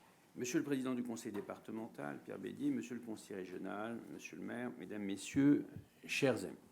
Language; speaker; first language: French; native; French